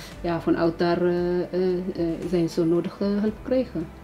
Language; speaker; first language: Dutch; non-native, learner; Tigrinya